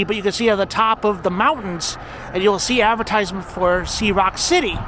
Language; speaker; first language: English; native; English